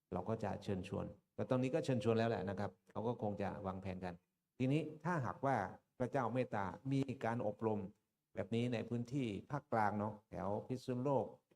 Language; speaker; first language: Thai; non-native, local second language; Karen languages